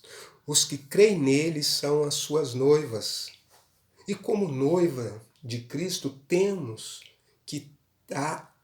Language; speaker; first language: Portuguese; native; Portuguese